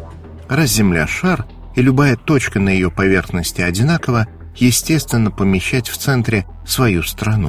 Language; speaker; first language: Russian; native; Russian